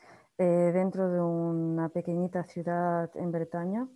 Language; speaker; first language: Spanish; native; Spanish